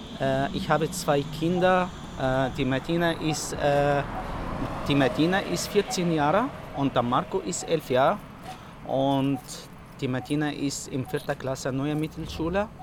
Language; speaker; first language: German; non-native, learner; Arabic